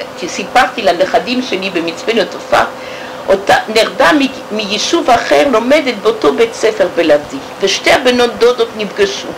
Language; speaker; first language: Hebrew; non-native, fluent; French